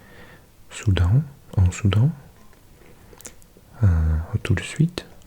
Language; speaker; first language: French; non-native, learner; English